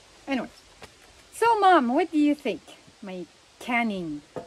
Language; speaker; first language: English; early bilingual, other home language; French